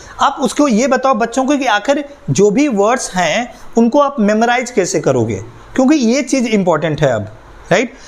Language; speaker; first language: Hindi; native; Hindi